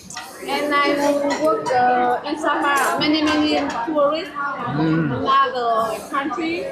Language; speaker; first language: English; non-native, learner; Vietnamese